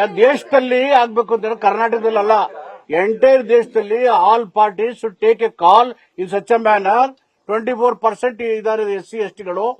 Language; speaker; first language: Kannada; native; Kannada